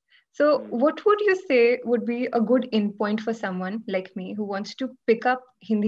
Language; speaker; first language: English; non-native, local second language; Hindi